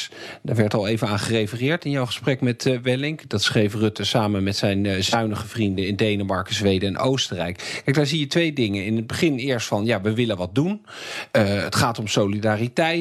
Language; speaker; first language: Dutch; native; Dutch